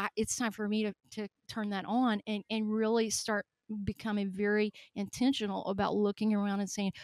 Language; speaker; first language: English; native; English